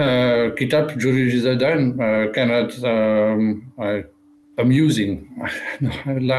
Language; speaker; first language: Arabic; non-native, learner; Dutch